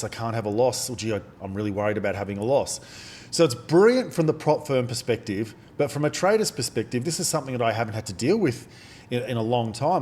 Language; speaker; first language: English; native; English